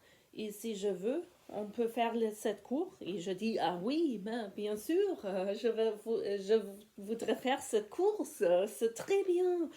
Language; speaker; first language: French; non-native, fluent; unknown